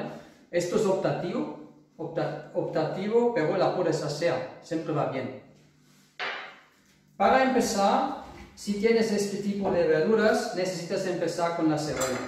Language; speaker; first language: Spanish; non-native, fluent; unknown